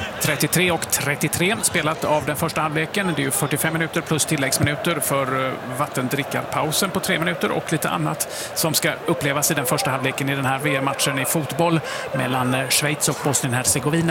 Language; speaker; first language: Swedish; native; Swedish